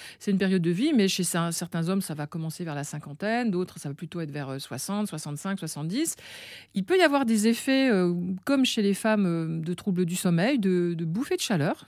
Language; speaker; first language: French; native; French